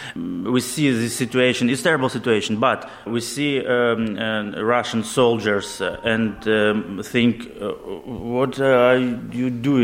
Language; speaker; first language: English; non-native, learner; Ukrainian